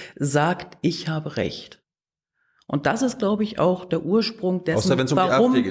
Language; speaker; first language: German; native; German